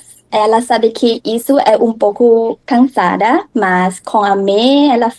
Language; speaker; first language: Portuguese; non-native, learner; Thai